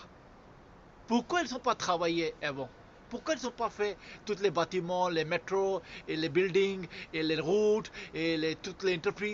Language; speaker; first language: French; non-native, fluent; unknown